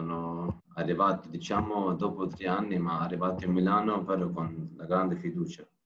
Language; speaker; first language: Italian; non-native, learner; Turkish